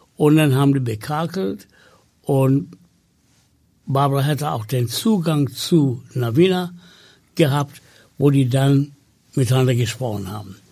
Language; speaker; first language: German; non-native, fluent; Tamil